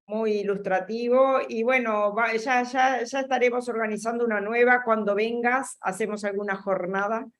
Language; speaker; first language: Spanish; native; Spanish